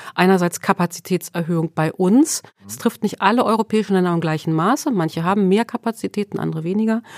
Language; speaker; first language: German; early bilingual, other home language; Swedish